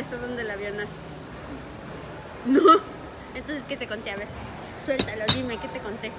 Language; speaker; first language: Spanish; native; Spanish